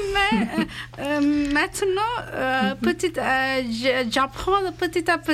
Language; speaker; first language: French; non-native, learner; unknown